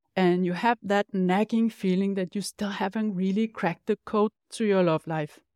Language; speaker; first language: English; non-native, fluent; Danish